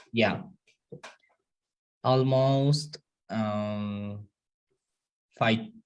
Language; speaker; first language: English; non-native, learner; Spanish